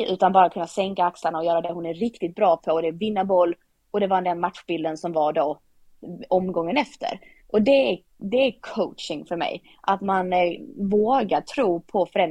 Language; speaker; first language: Swedish; native; Swedish